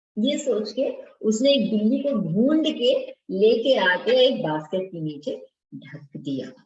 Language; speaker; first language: Hindi; non-native, local second language; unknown